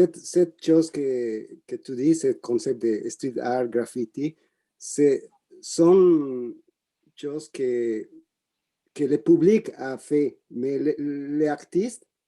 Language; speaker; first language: French; non-native, learner; Spanish